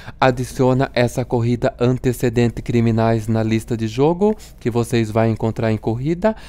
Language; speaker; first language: Portuguese; native; Portuguese